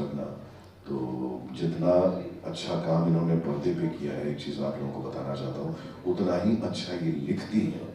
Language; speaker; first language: Hindi; native; Hindi